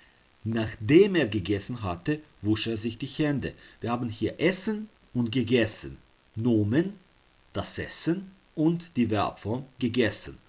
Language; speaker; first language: German; non-native, fluent; Serbian